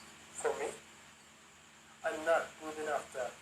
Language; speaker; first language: English; non-native, learner; Turkish